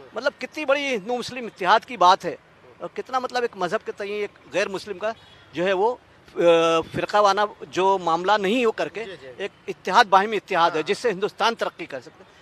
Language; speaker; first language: Hindi; native; Hindi